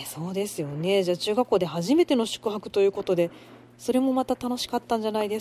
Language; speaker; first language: Japanese; native; Japanese